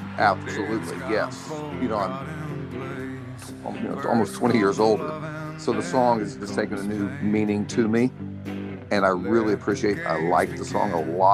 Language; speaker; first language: English; native; English